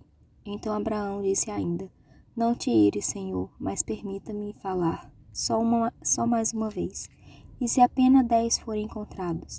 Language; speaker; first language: Portuguese; native; Portuguese